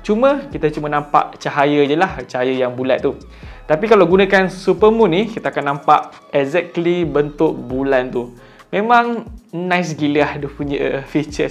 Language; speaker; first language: Malay; native; Malay